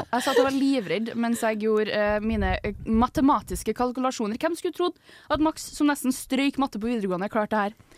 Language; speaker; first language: Norwegian; native; Norwegian